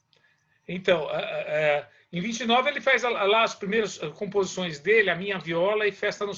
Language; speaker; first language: Portuguese; native; Portuguese